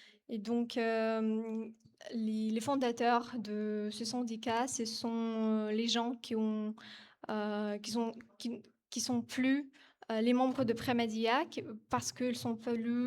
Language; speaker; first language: French; non-native, fluent; Ukrainian